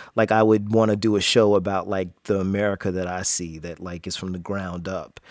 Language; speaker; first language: English; native; English